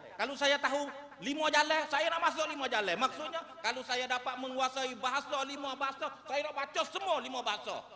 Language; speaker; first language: Malay; native; Malay